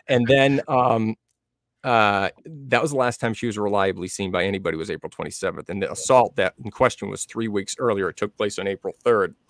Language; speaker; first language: English; native; English